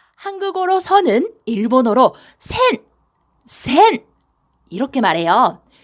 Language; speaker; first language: Korean; non-native, fluent; Japanese